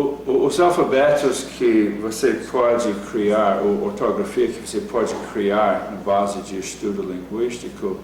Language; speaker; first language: Portuguese; non-native, fluent; English